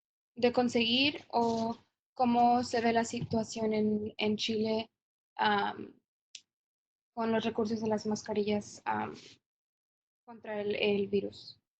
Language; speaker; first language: Spanish; non-native, fluent; English